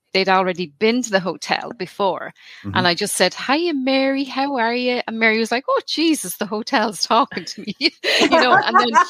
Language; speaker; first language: English; native; English